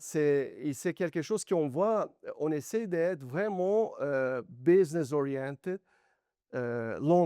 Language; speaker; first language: French; non-native, learner; Portuguese